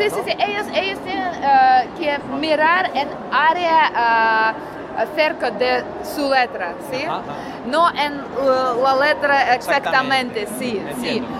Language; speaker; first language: Spanish; non-native, learner; Russian